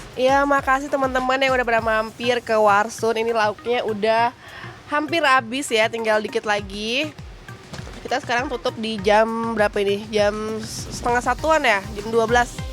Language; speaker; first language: Indonesian; native; Indonesian